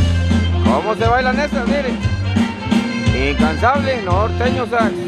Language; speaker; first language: Spanish; native; Spanish